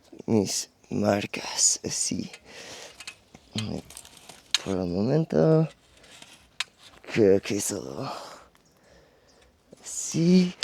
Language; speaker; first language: Spanish; non-native, learner; English